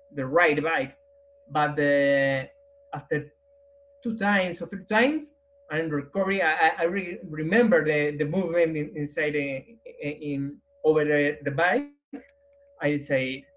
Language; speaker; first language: English; non-native, learner; Spanish